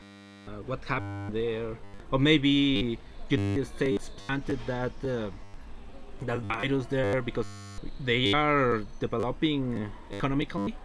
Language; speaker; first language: English; non-native, learner; Spanish